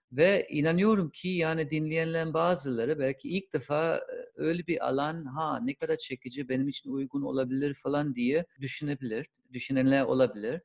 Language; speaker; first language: Turkish; non-native, fluent; German